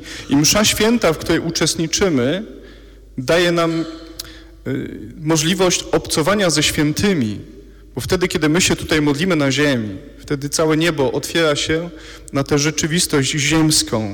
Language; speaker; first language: Polish; native; Polish